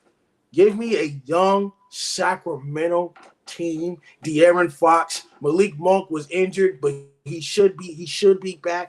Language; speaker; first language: English; native; English